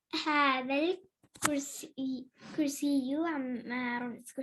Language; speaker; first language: Arabic; non-native, learner; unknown